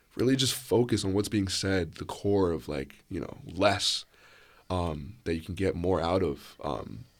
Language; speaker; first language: English; native; English